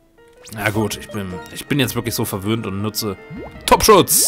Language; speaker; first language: German; native; German